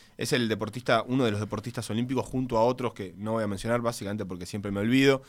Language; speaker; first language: Spanish; native; Spanish